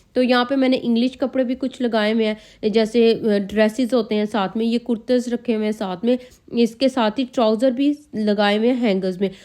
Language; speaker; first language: Urdu; non-native, local second language; Punjabi